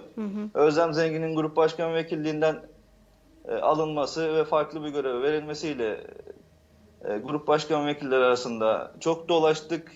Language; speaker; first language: Turkish; native; Turkish